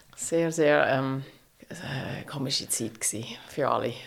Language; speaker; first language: German; non-native, fluent; English